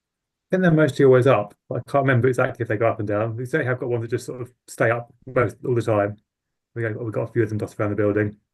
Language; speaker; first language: English; native; English